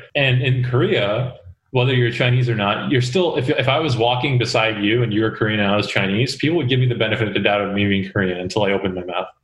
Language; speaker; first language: English; early bilingual, other home language; Korean